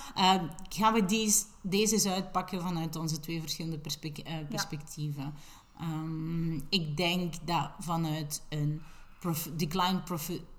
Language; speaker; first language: Dutch; native; Dutch